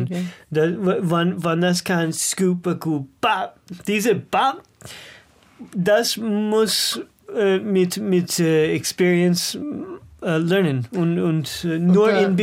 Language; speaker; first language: German; non-native, learner; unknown